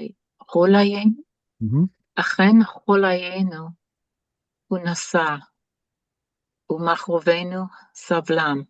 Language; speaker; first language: Hebrew; non-native, learner; English